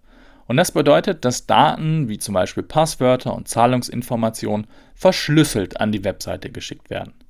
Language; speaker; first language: German; native; German